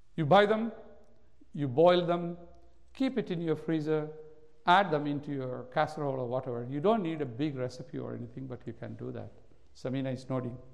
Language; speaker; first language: English; non-native, local second language; Malayalam